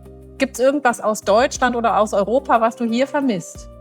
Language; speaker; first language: German; native; German